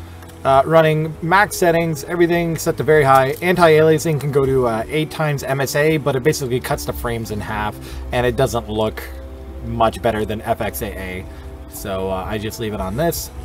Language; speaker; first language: English; native; English